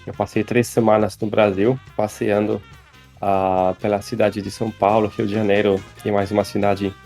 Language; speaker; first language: Portuguese; non-native, fluent; Polish